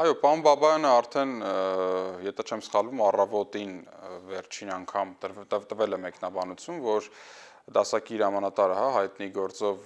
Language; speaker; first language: Armenian; native; Armenian